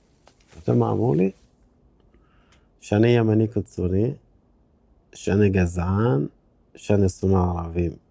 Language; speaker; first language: Hebrew; non-native, local second language; Arabic